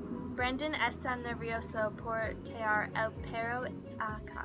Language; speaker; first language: Spanish; non-native, learner; English